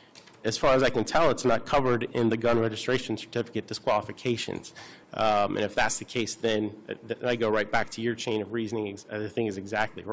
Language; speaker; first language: English; native; English